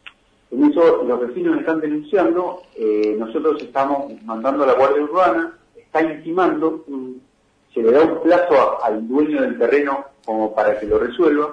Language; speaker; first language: Spanish; native; Spanish